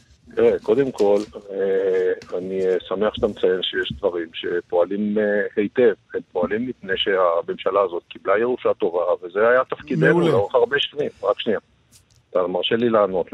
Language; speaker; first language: Hebrew; native; Hebrew